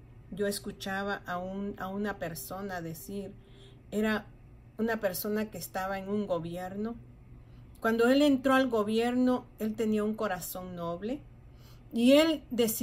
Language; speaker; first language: Spanish; native; Spanish